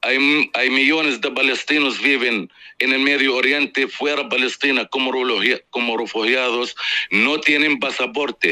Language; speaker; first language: Spanish; non-native, fluent; Arabic